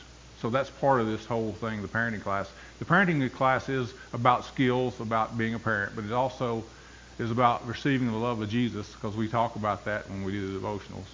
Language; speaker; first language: English; native; English